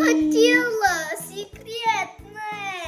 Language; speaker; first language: Russian; non-native, local second language; Kazakh